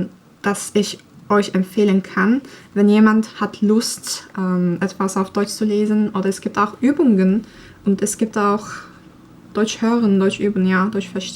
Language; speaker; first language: German; non-native, learner; Turkish